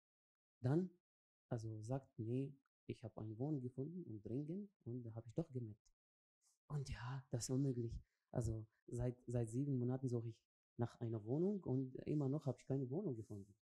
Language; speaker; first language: German; non-native, learner; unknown